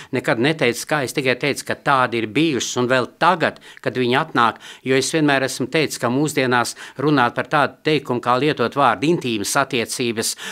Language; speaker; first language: Latvian; non-native, local second language; Russian